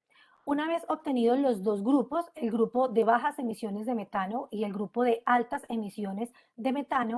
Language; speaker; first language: Spanish; native; Spanish